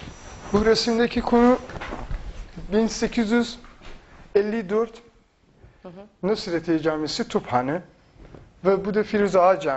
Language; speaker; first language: Turkish; non-native, fluent; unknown